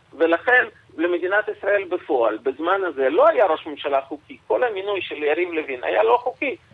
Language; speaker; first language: Hebrew; non-native, fluent; Russian